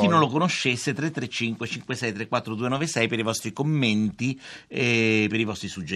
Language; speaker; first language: Italian; native; Italian